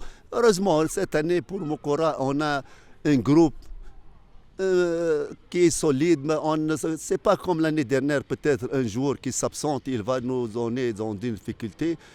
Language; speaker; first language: French; non-native, fluent; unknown